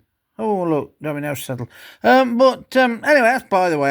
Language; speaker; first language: English; native; English